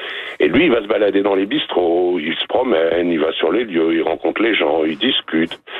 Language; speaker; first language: French; native; French